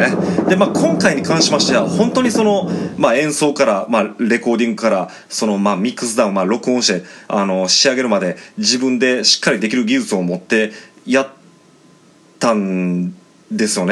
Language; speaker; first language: Japanese; native; Japanese